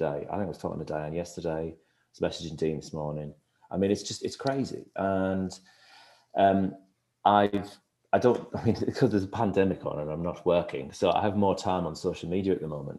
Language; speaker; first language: English; native; English